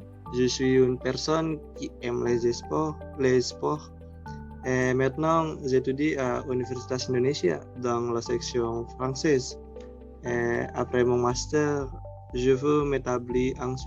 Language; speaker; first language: French; non-native, learner; Indonesian